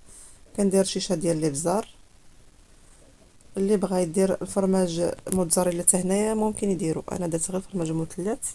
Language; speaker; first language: Arabic; native; Arabic